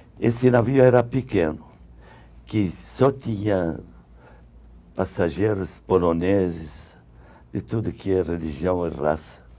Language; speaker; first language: Portuguese; non-native, fluent; Arabic